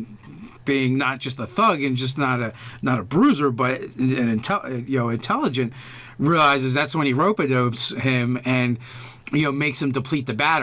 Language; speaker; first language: English; native; English